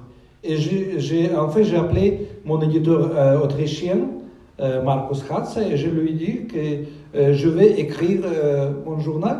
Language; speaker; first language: French; non-native, fluent; Russian